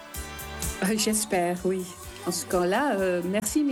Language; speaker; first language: French; non-native, fluent; Dutch